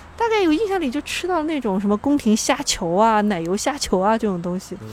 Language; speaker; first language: Chinese; native; Chinese